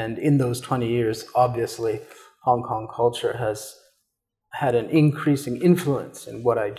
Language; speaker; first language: English; native; English